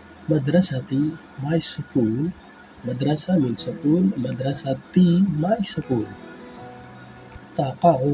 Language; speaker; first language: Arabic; non-native, fluent; Urdu